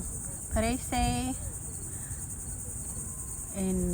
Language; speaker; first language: Spanish; non-native, learner; Lao